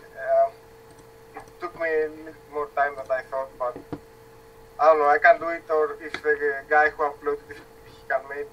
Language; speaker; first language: English; non-native, learner; Spanish